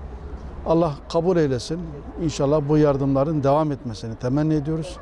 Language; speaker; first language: Turkish; native; Turkish